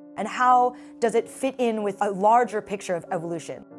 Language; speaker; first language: English; native; English